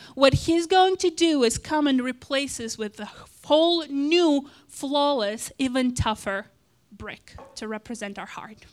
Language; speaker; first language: English; non-native, fluent; Romanian